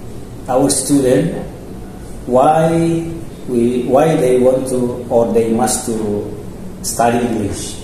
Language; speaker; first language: English; non-native, local second language; Indonesian